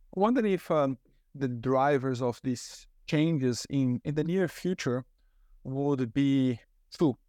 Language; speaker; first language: English; non-native, fluent; Portuguese